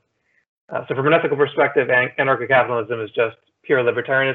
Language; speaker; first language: English; native; English